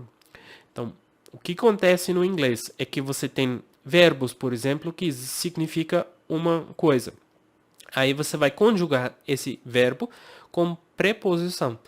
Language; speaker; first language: Portuguese; non-native, fluent; English